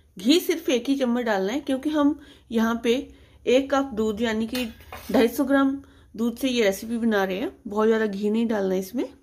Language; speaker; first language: Hindi; non-native, local second language; Punjabi